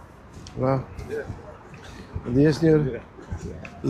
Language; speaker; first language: Portuguese; early bilingual, heritage; German